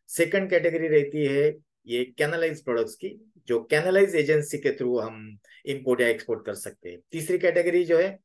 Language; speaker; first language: Hindi; native; Hindi